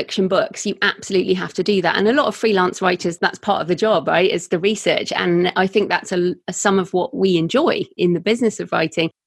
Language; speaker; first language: English; native; English